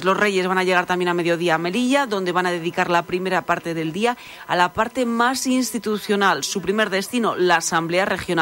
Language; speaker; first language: Spanish; native; Spanish